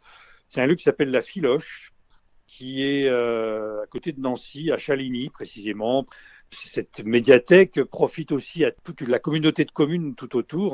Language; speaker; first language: French; native; French